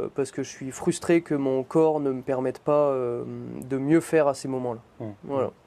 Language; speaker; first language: French; native; French